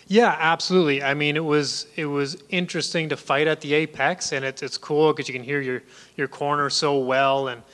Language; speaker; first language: English; native; English